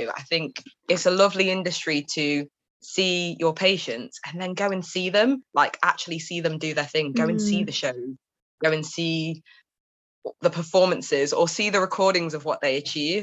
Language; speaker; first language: English; native; English